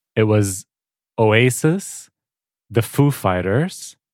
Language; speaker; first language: English; non-native, fluent; German